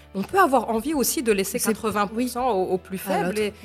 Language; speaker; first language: French; non-native, local second language; Arabic